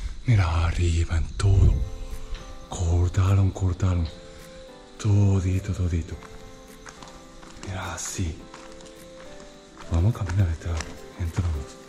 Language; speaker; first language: Spanish; non-native, learner; Japanese